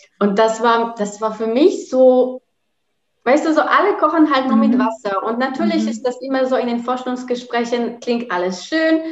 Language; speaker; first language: German; non-native, fluent; Polish